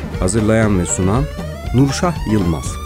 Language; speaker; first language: Turkish; native; Turkish